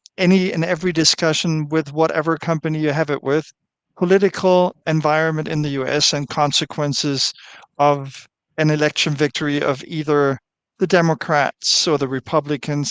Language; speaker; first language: English; non-native, fluent; German